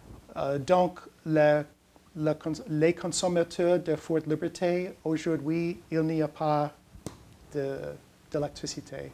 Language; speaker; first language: French; non-native, learner; English